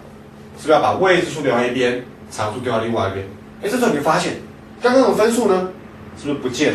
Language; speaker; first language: Chinese; native; Chinese